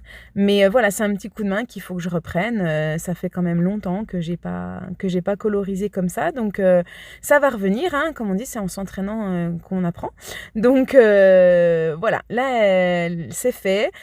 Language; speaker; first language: French; native; French